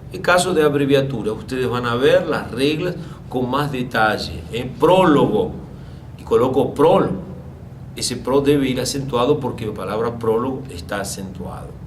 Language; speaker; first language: Spanish; non-native, fluent; Portuguese